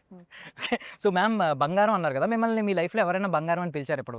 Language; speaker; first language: Telugu; native; Telugu